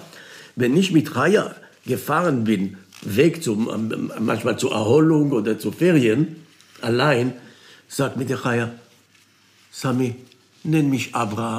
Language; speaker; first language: German; non-native, fluent; Hebrew